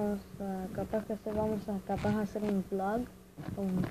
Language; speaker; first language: Spanish; early bilingual, heritage; Spanish